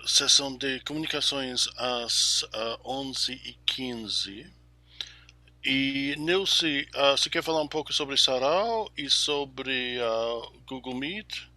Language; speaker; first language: Portuguese; non-native, fluent; English